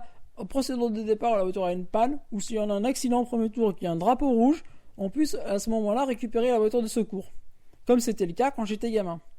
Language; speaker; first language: French; native; French